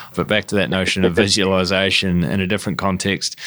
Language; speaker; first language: English; native; English